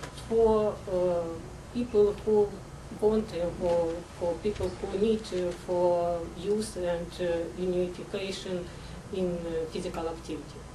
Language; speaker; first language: English; non-native, learner; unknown